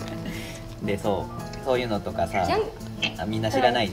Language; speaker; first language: Japanese; native; Japanese